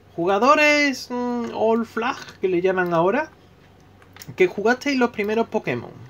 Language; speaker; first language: Spanish; native; Spanish